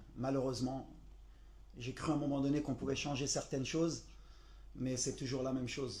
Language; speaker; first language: French; native; French